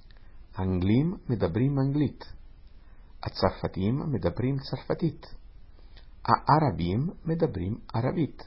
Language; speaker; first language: Hebrew; non-native, fluent; Italian